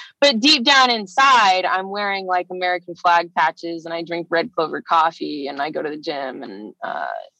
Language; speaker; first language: English; native; English